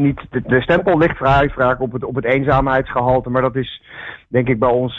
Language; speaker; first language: Dutch; native; Dutch